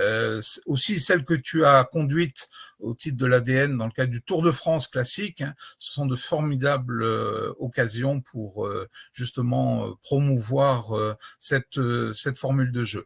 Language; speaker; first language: French; native; French